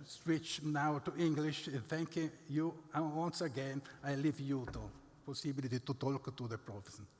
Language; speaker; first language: English; non-native, fluent; Italian